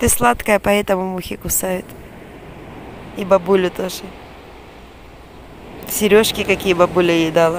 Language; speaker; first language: Russian; native; Russian